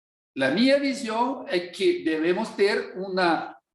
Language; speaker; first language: Portuguese; non-native, fluent; Spanish